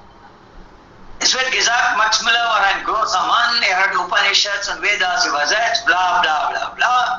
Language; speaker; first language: German; non-native, fluent; Tamil